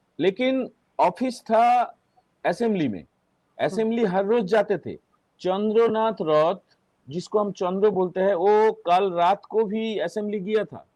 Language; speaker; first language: Hindi; non-native, local second language; Bangla